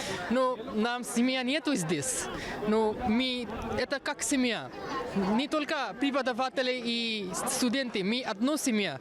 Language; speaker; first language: Russian; non-native, learner; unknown